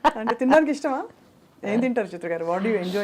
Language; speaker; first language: Telugu; native; Telugu